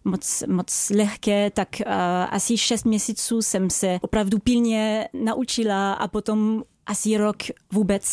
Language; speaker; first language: Czech; non-native, fluent; French